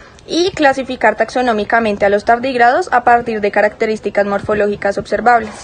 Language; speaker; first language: Spanish; native; Spanish